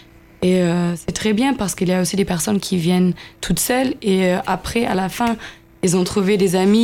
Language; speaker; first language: French; non-native, fluent; German